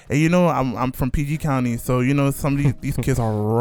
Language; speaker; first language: English; native; English